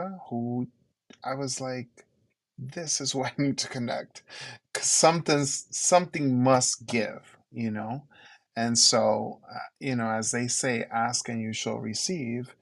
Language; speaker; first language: English; early bilingual, other home language; Spanish